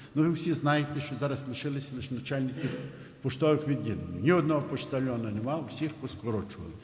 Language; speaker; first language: Ukrainian; native; Ukrainian